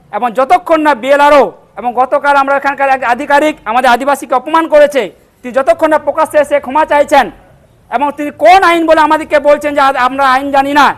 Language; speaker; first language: Bangla; non-native, local second language; Santali